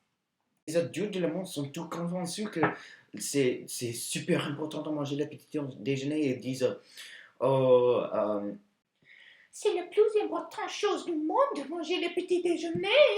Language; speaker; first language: French; non-native, learner; English